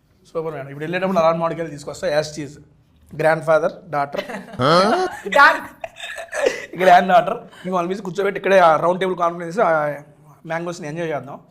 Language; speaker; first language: Telugu; native; Telugu